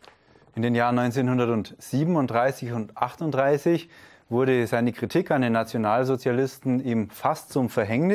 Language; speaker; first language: German; native; German